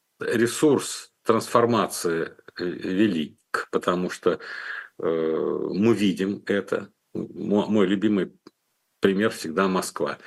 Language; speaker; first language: Russian; native; Russian